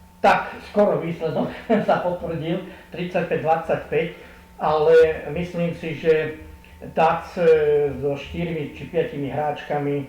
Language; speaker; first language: Slovak; non-native, local second language; Hungarian